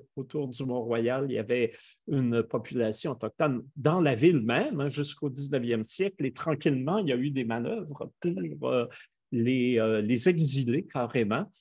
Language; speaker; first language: French; native; French